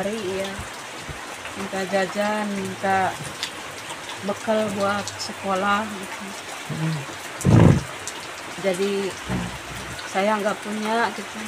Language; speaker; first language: Indonesian; non-native, local second language; Sundanese